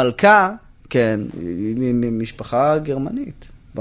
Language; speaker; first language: Hebrew; native; Hebrew